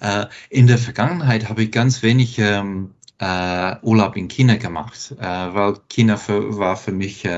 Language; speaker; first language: German; non-native, fluent; English